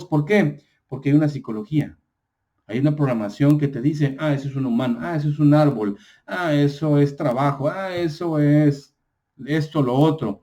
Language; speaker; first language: Spanish; native; Spanish